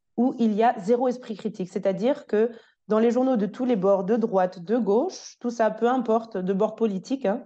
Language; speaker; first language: French; native; French